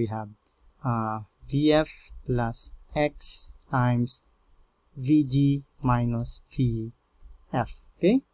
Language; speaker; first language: English; non-native, local second language; Filipino